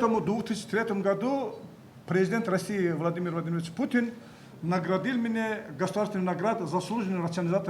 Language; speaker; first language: Russian; native; Russian